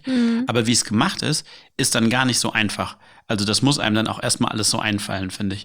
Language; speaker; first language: German; native; German